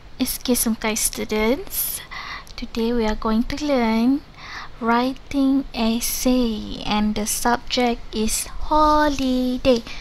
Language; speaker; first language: English; non-native, local second language; Malay